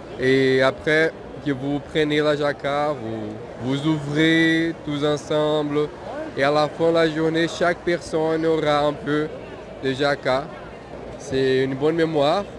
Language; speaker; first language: French; non-native, fluent; Portuguese